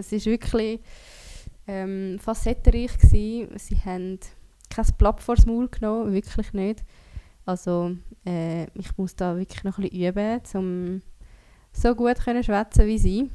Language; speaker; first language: German; native; German